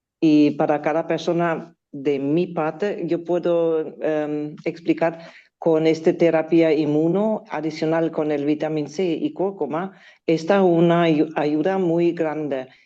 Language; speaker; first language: Spanish; non-native, learner; German